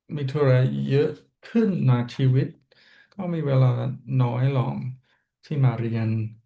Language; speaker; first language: Thai; non-native, learner; English